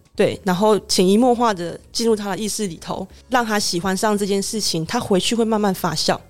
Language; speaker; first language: Chinese; native; Chinese